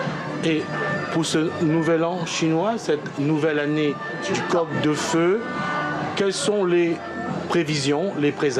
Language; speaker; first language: French; native; French